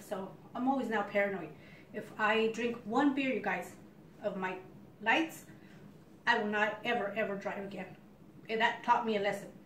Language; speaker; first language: English; early bilingual, other home language; Spanish